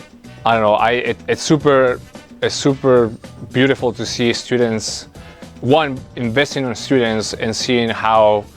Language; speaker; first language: English; early bilingual, other home language; Spanish